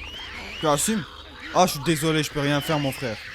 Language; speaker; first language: French; native; French